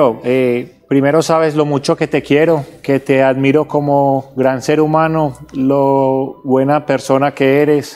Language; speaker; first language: Spanish; native; Spanish